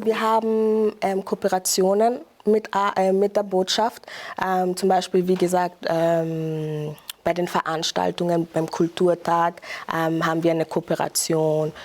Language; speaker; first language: German; non-native, fluent; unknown